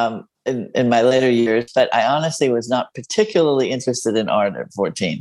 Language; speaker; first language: English; non-native, fluent; Spanish